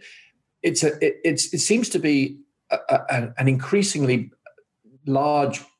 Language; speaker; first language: English; native; English